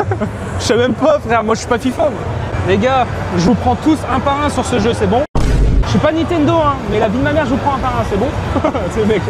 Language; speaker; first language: French; native; French